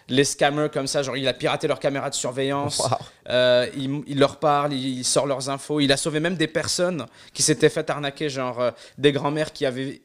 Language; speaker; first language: French; non-native, local second language; Arabic